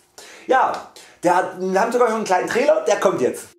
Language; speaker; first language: German; native; German